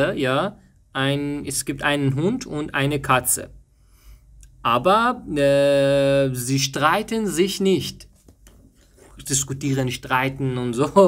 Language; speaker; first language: German; non-native, fluent; Persian